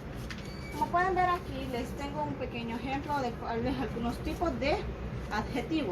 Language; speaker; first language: Spanish; native; Spanish